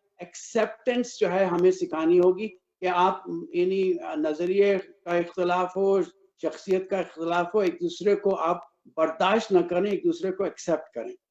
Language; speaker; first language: Urdu; native; Urdu